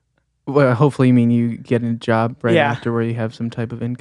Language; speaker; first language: English; native; English